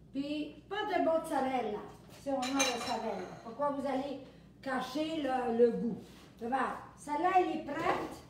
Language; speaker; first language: French; native; French